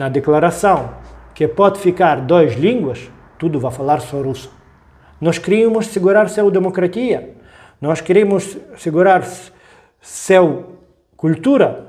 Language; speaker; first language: Portuguese; non-native, learner; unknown